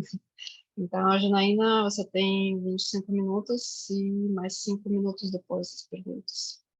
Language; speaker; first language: Portuguese; non-native, fluent; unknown